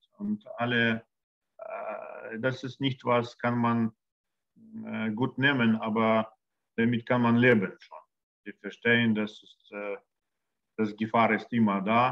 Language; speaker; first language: German; non-native, learner; Russian